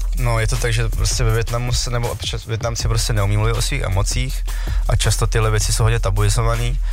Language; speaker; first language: Czech; early bilingual, other home language; Vietnamese